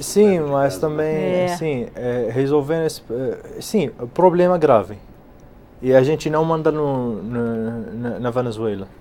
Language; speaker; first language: Portuguese; non-native, fluent; Arabic